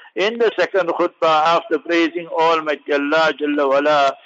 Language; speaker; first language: English; native; English